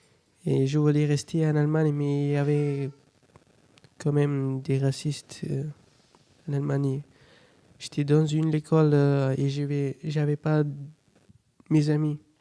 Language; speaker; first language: French; non-native, learner; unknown